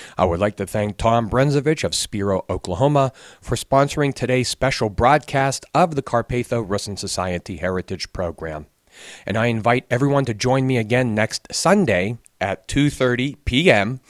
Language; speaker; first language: English; native; English